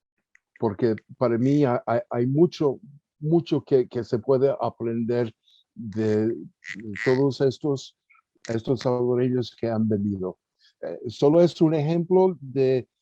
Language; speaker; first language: Spanish; early bilingual, heritage; Spanish